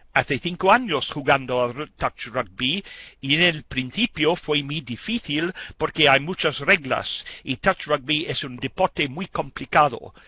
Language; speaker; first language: Spanish; non-native, fluent; English